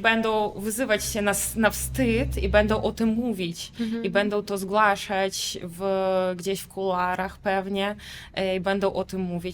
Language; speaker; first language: Polish; non-native, fluent; Russian